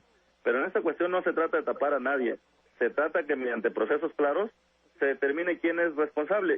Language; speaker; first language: Spanish; native; Spanish